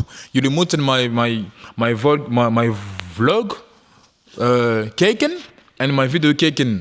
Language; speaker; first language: Dutch; non-native, learner; French